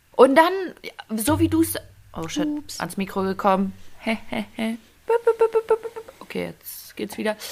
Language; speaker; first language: German; early bilingual, other home language; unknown